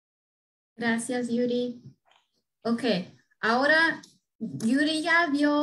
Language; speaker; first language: Spanish; early bilingual, heritage; Spanish